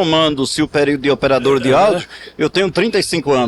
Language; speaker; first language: Portuguese; native; Portuguese